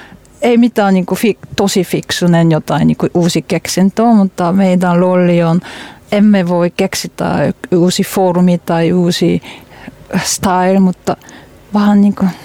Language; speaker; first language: Finnish; non-native, learner; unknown